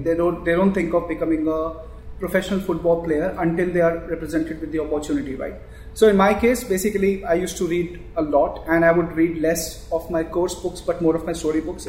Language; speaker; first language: English; non-native, local second language; Hindi